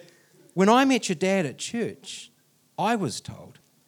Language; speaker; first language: English; native; English